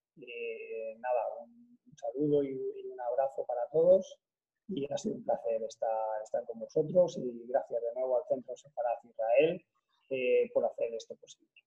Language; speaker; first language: Spanish; native; Spanish